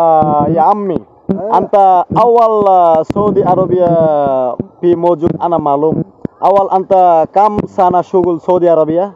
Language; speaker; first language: Arabic; non-native, learner; Bangla